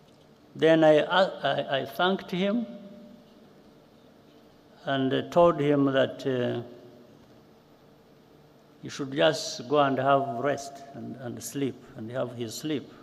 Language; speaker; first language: English; non-native, local second language; Kinyarwanda